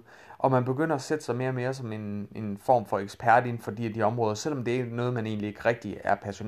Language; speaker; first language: Danish; native; Danish